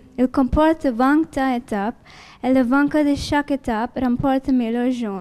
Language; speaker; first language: French; non-native, learner; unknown